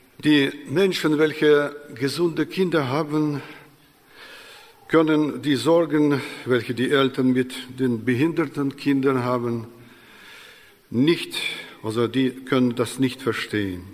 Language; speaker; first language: German; non-native, fluent; Russian